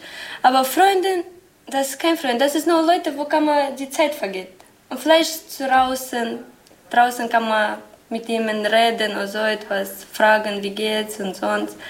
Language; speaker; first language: German; non-native, learner; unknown